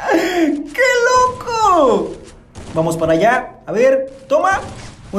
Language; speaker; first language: Spanish; native; Spanish